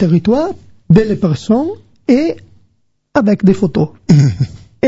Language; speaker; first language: French; non-native, learner; Italian